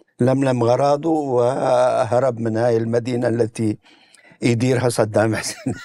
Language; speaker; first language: Arabic; native; Arabic